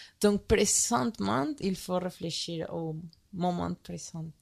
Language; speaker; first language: French; non-native, learner; Spanish